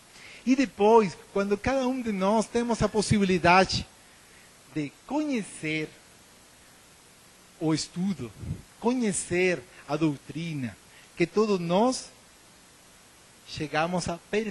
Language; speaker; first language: Portuguese; non-native, learner; Spanish